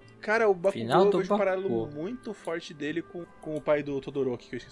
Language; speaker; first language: Portuguese; native; Portuguese